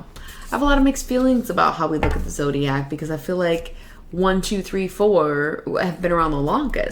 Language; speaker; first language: English; native; English